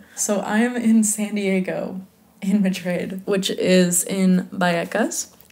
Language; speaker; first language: English; native; English